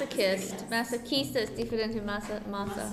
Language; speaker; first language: Spanish; non-native, fluent; English